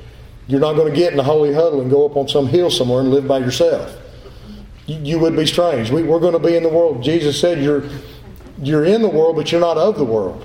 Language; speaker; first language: English; native; English